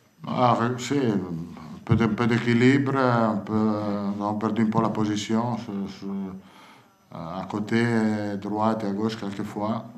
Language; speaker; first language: French; non-native, fluent; Italian